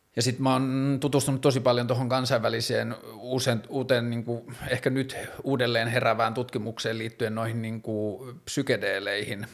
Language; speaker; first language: Finnish; native; Finnish